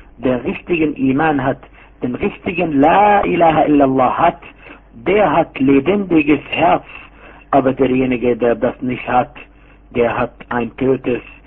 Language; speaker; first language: German; non-native, fluent; Arabic